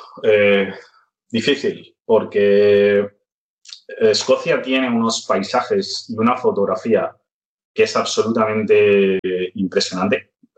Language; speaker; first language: Spanish; native; Spanish